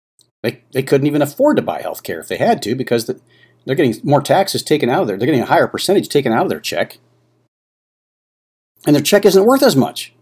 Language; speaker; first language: English; native; English